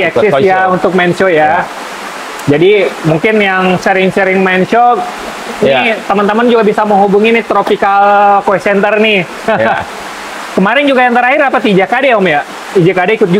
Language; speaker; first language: Indonesian; native; Indonesian